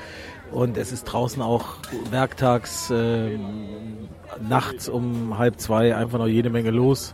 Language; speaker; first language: German; native; German